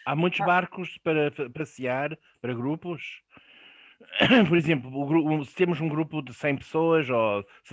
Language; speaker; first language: Portuguese; non-native, fluent; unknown